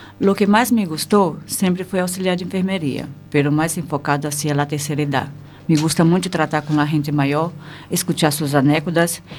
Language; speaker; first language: Spanish; non-native, fluent; Portuguese